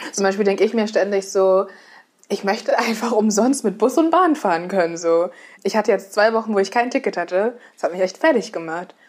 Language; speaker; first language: German; native; German